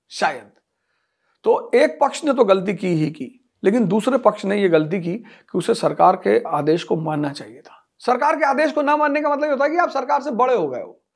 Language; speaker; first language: Hindi; native; Hindi